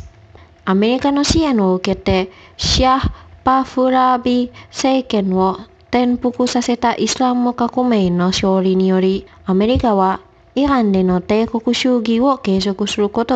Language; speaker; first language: Japanese; non-native, fluent; Indonesian